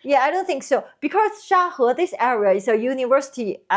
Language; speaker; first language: English; non-native, learner; Chinese